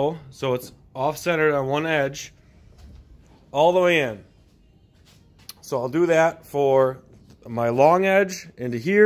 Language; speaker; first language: English; native; English